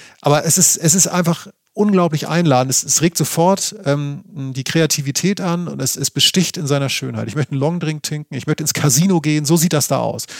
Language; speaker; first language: German; native; German